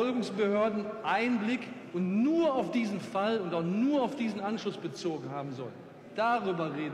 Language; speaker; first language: German; native; German